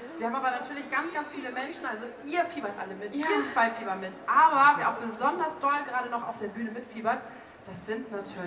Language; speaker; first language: German; native; German